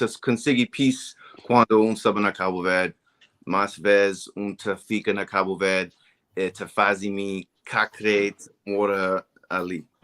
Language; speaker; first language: Portuguese; non-native, learner; English